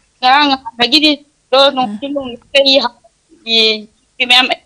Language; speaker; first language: Manipuri; native; Manipuri